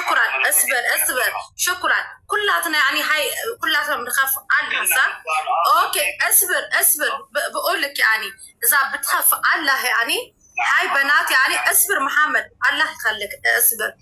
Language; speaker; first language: Arabic; non-native, learner; Amharic